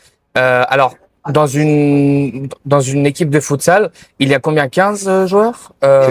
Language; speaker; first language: French; native; French